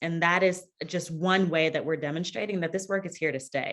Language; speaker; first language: English; native; English